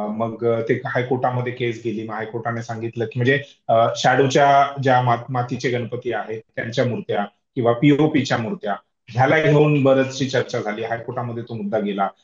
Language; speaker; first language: Marathi; native; Marathi